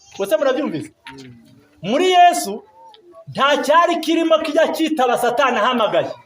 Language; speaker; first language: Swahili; non-native, local second language; Kinyarwanda